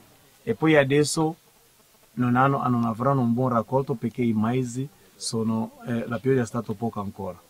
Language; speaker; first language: Italian; non-native, fluent; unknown